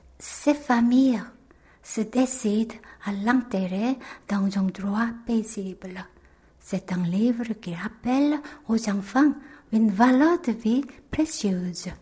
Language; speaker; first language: French; non-native, fluent; Korean